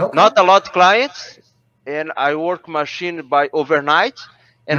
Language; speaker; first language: English; non-native, learner; Portuguese